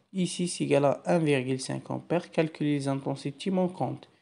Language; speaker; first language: French; non-native, local second language; Arabic